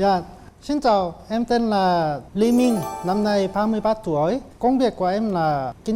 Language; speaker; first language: Vietnamese; non-native, learner; Korean